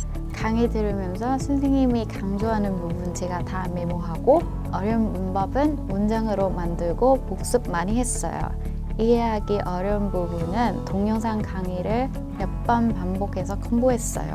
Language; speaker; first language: Korean; non-native, fluent; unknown